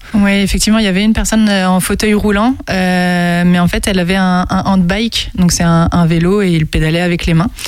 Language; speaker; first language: French; native; French